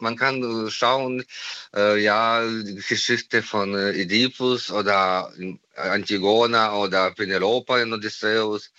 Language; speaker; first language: German; non-native, fluent; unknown